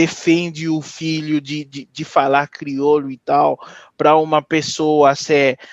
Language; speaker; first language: Portuguese; non-native, fluent; Haitian Creole